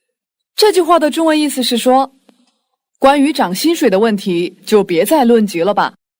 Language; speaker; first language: Chinese; non-native, fluent; Korean